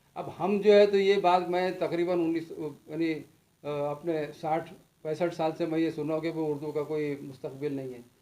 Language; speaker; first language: Urdu; native; Urdu